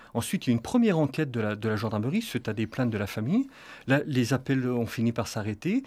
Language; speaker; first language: French; native; French